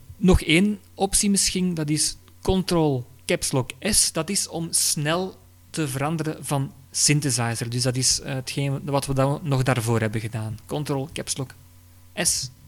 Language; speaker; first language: Dutch; native; Dutch